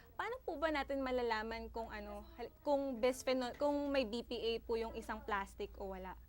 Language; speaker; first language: Filipino; native; Filipino